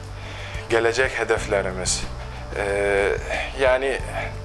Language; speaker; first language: Turkish; non-native, local second language; Arabic